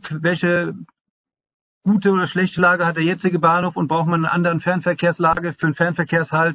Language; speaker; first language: German; native; German